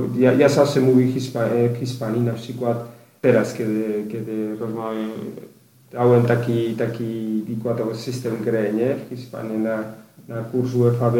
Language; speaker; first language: Polish; non-native, learner; Spanish